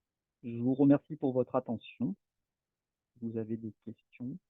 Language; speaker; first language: French; native; French